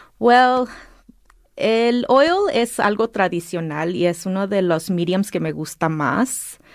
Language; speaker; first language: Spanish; early bilingual, heritage; Spanish